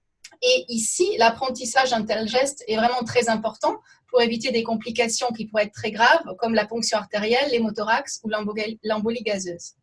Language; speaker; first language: French; native; French